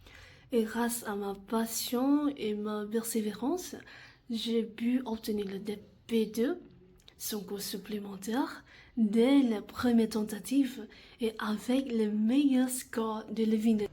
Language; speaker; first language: French; non-native, fluent; Vietnamese